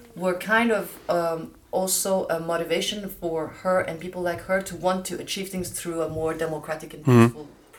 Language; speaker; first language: English; non-native, fluent; Persian